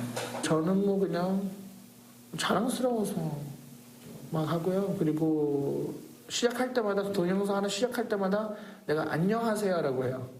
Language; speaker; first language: Korean; early bilingual, heritage; Korean